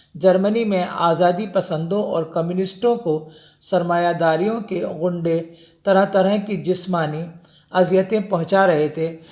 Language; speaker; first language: Urdu; native; Urdu